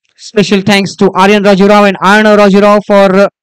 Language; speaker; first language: English; non-native, local second language; Marathi